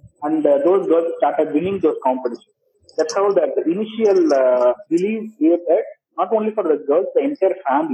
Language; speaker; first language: English; non-native, local second language; Tamil